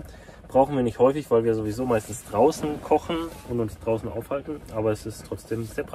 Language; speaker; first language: German; native; German